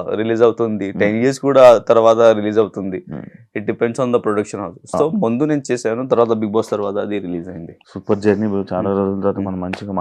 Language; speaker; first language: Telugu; non-native, local second language; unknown